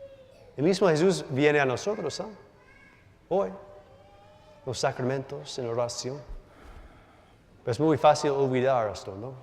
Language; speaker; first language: Spanish; non-native, learner; English